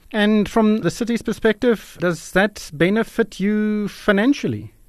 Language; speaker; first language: English; non-native, local second language; Afrikaans